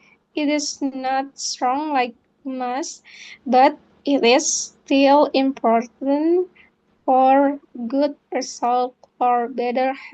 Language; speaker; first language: English; non-native, fluent; Indonesian